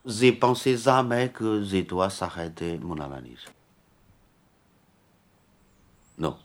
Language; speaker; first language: French; non-native, learner; Chinese